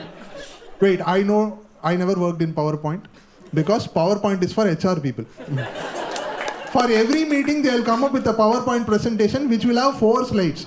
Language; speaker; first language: English; non-native, local second language; Tamil